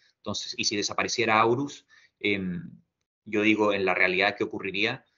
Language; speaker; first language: Spanish; native; Spanish